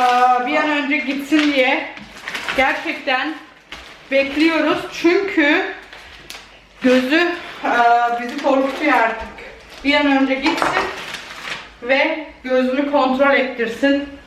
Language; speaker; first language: Turkish; early bilingual, heritage; Turkish